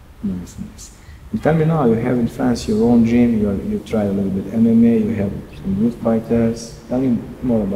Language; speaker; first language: English; non-native, learner; Serbian